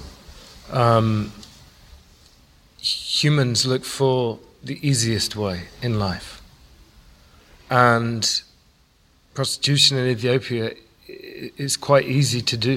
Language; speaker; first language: English; native; English